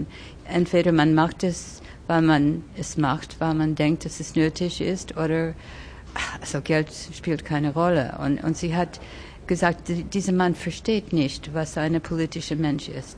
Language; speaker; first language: German; early bilingual, other home language; French